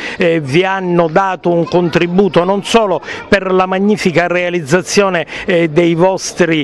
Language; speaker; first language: Italian; native; Italian